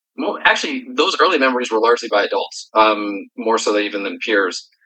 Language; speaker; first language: English; native; English